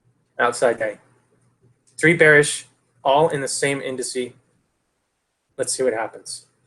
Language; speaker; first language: English; native; English